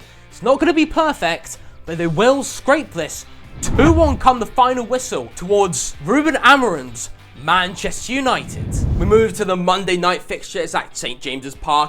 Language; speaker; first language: English; native; English